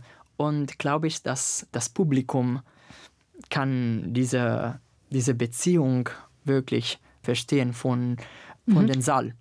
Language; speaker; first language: German; non-native, fluent; Italian